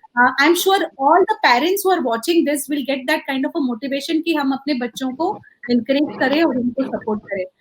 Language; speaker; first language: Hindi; non-native, local second language; Malayalam